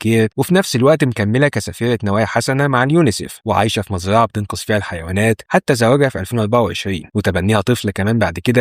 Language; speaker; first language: Arabic; native; Arabic